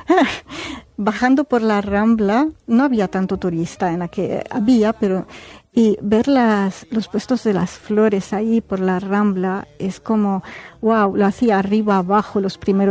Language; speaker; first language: Spanish; non-native, fluent; Arabic